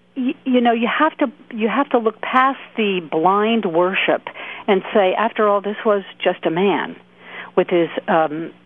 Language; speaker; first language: English; native; English